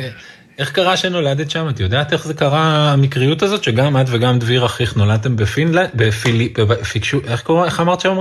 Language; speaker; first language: Hebrew; native; Hebrew